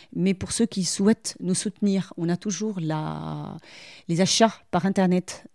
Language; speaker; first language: French; non-native, local second language; Arabic